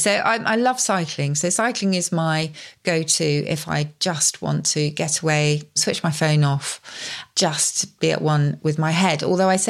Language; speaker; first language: English; native; English